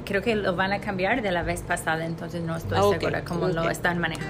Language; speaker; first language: Spanish; non-native, fluent; English